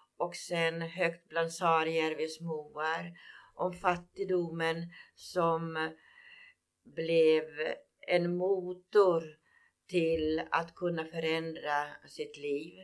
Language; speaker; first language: Swedish; native; Swedish